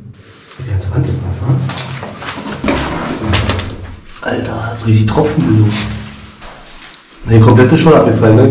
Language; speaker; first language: German; native; German